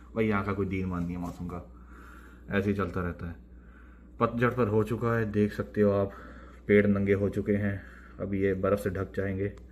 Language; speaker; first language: Hindi; non-native, local second language; Punjabi